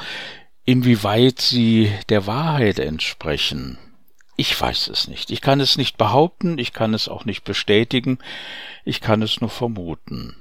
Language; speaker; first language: German; native; German